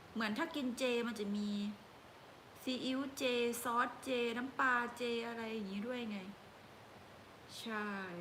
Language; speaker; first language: Thai; native; Thai